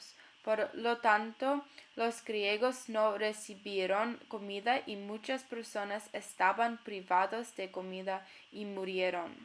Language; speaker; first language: Spanish; non-native, learner; English